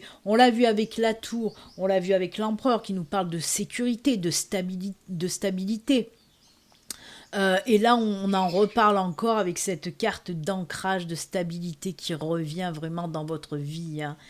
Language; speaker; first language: French; native; French